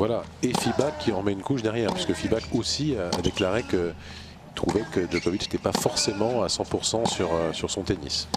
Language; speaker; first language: French; native; French